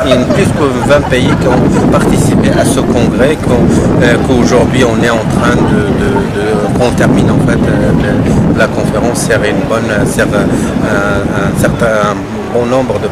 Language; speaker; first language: French; non-native, local second language; Arabic